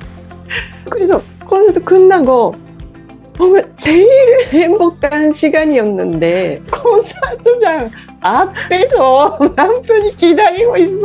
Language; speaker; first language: Korean; non-native, learner; Japanese